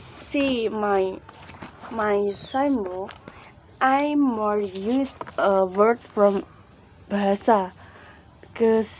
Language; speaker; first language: English; non-native, learner; Indonesian